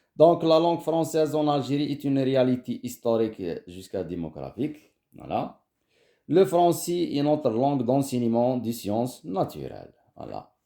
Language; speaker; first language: French; non-native, local second language; Arabic